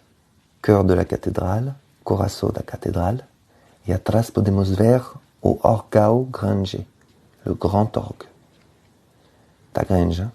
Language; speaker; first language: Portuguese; non-native, fluent; French